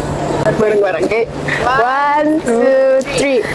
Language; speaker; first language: Indonesian; native; Indonesian